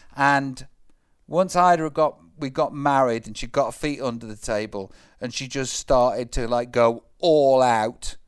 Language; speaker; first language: English; native; English